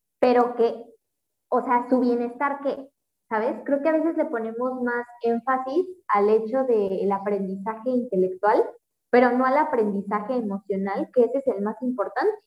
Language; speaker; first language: Spanish; native; Spanish